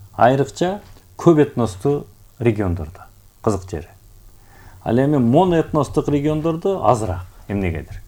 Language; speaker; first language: Kyrgyz; native; Kyrgyz